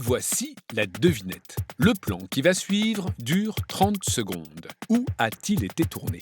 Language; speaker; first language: French; native; French